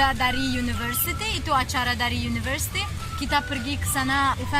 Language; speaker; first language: Indonesian; non-native, learner; Tajik